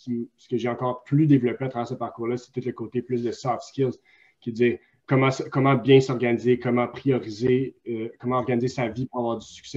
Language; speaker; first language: French; native; French